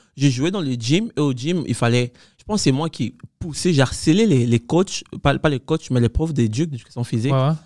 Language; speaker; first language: French; non-native, fluent; Spanish